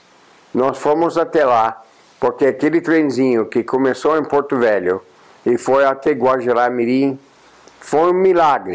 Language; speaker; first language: Portuguese; non-native, fluent; English